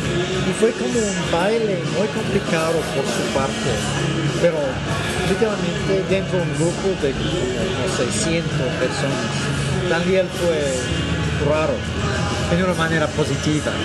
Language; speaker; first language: Spanish; non-native, fluent; English